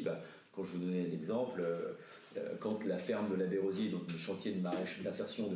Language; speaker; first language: French; native; French